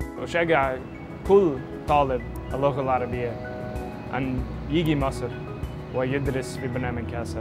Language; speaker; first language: Arabic; non-native, fluent; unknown